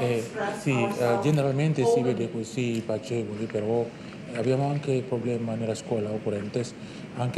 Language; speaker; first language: Italian; non-native, learner; Indonesian